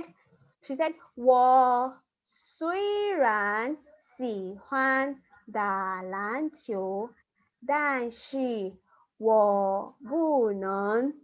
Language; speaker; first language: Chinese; non-native, fluent; Yoruba